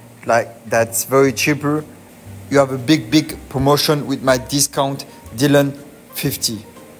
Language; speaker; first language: English; non-native, learner; French